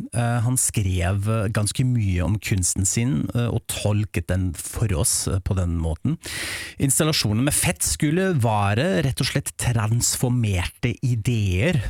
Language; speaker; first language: Norwegian; non-native, fluent; German